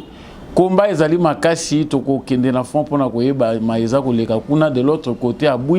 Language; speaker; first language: Lingala; native; Lingala